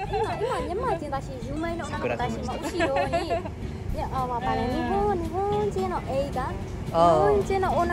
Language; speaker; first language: Japanese; non-native, learner; Burmese